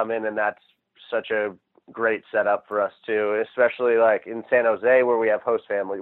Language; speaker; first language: English; native; English